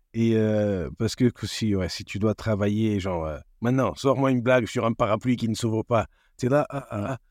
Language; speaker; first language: French; non-native, fluent; Portuguese